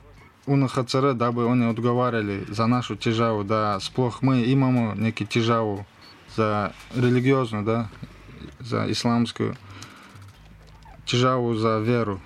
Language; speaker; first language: Slovenian; non-native, learner; Russian